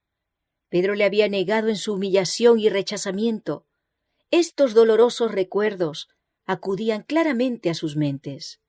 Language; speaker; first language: Spanish; native; Spanish